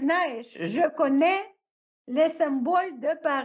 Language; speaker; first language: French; non-native, fluent; Russian